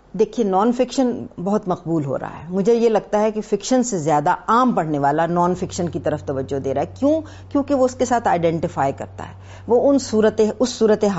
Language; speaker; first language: Urdu; native; Urdu